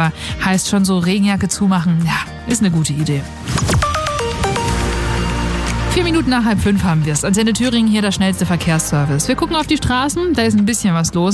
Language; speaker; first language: German; native; German